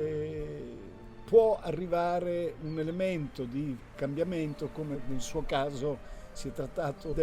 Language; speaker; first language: Italian; native; Italian